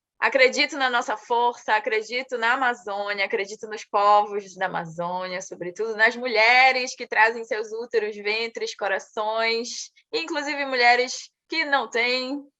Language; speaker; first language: Portuguese; native; Portuguese